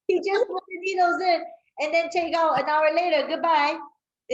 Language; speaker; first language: English; non-native, fluent; Chinese